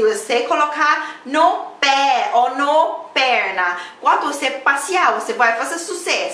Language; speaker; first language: Portuguese; non-native, learner; Thai